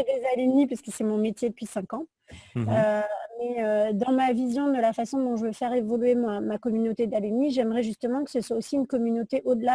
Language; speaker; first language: French; native; French